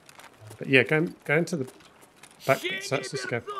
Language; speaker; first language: English; native; English